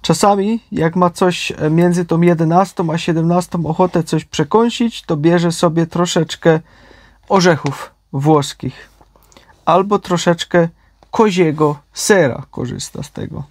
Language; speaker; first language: Polish; native; Polish